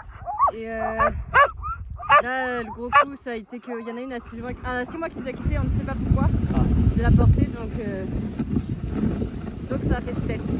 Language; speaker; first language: French; native; French